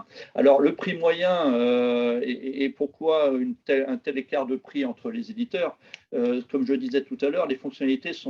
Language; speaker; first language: French; native; French